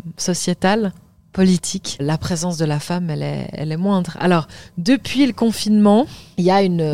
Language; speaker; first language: French; native; French